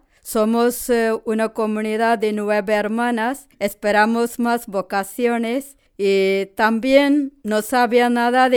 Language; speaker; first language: Spanish; non-native, learner; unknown